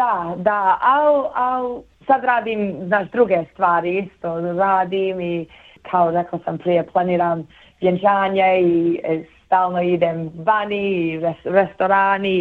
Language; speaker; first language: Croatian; early bilingual, heritage; Bosnian